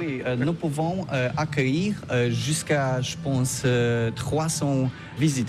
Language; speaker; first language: French; non-native, learner; Polish